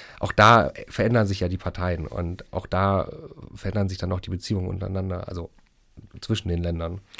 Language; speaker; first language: German; native; German